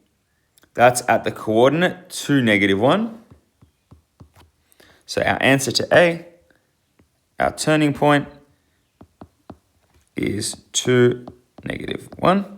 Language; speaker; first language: English; native; English